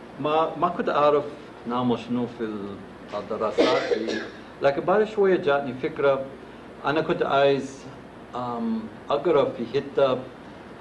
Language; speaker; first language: Arabic; non-native, fluent; English